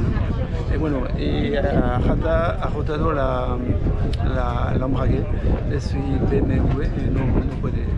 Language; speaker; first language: Spanish; non-native, learner; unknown